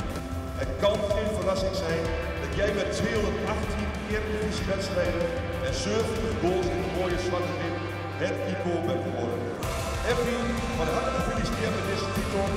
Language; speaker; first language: Dutch; native; Dutch